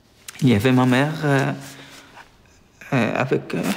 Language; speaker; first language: French; non-native, fluent; Arabic